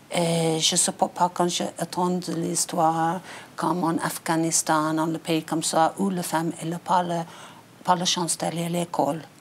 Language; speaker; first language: French; non-native, learner; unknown